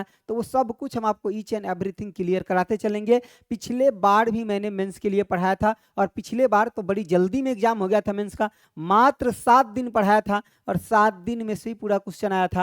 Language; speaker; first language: Hindi; native; Hindi